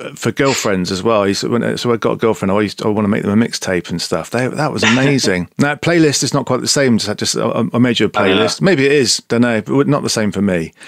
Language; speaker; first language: English; native; English